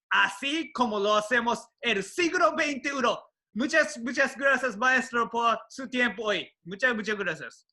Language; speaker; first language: Spanish; non-native, fluent; Japanese